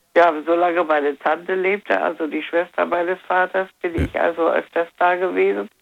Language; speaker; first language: German; native; German